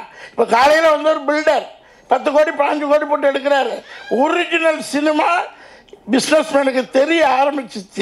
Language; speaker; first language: Tamil; native; Tamil